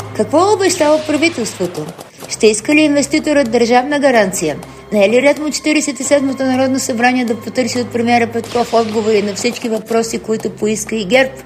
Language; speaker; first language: Bulgarian; native; Bulgarian